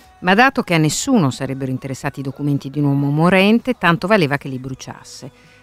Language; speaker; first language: Italian; native; Italian